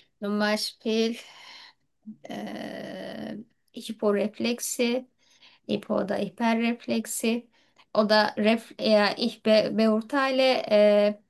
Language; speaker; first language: German; non-native, learner; Turkish